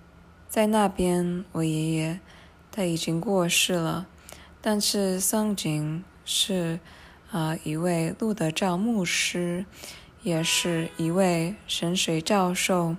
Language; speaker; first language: Chinese; non-native, fluent; English